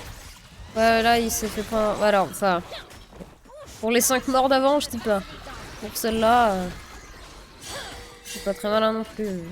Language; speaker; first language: French; native; French